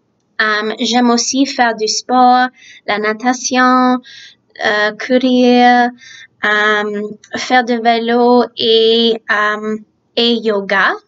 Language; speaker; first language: French; early bilingual, other home language; Czech